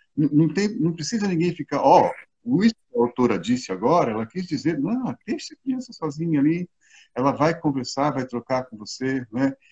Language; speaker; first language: Portuguese; native; Portuguese